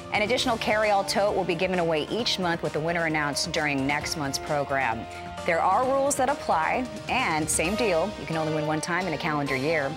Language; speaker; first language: English; native; English